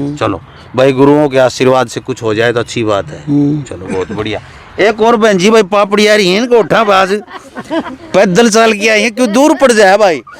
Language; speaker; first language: Hindi; native; Hindi